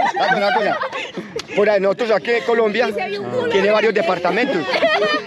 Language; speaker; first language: Spanish; native; Spanish